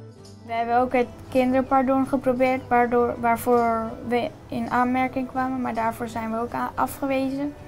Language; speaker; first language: Dutch; early bilingual, other home language; Spanish